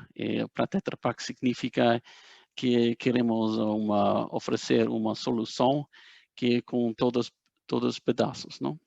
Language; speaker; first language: Portuguese; non-native, fluent; Dutch